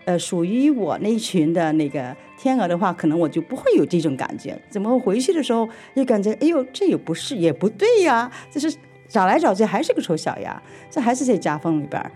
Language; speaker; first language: Chinese; early bilingual, heritage; Chinese